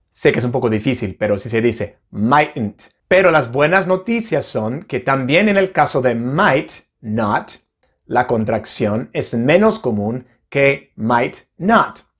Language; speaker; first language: Spanish; non-native, fluent; English